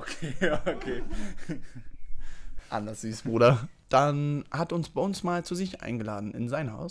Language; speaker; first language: German; native; German